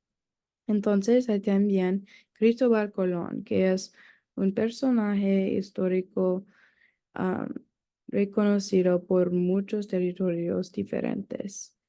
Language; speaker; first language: Spanish; non-native, learner; English